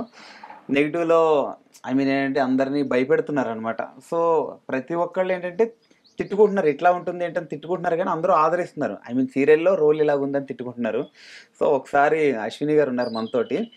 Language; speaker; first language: Telugu; native; Telugu